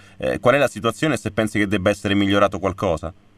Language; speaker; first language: Italian; native; Italian